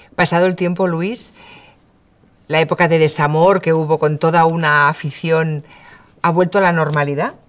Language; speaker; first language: Spanish; native; Spanish